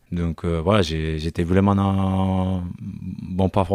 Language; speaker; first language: French; non-native, learner; Japanese